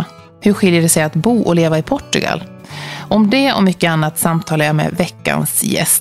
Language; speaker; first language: Swedish; native; Swedish